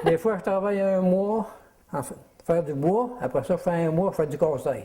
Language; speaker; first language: French; native; French